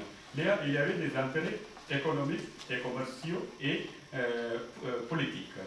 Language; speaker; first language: French; non-native, fluent; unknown